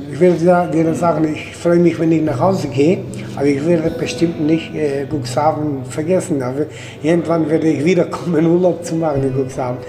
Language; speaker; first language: German; early bilingual, other home language; Portuguese